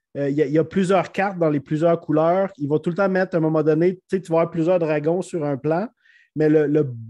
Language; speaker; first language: French; native; French